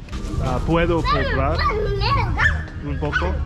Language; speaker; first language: Spanish; non-native, learner; English